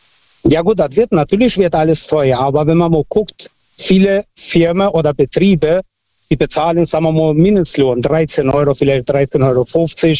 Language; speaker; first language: German; non-native, fluent; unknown